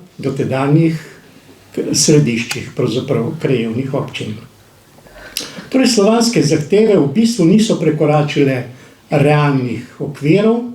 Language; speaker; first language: Slovenian; native; Slovenian